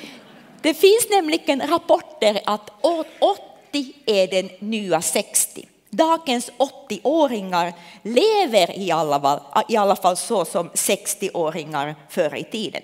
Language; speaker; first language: Swedish; non-native, local second language; Finnish